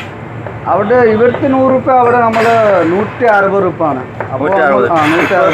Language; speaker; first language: Malayalam; non-native, fluent; Nepali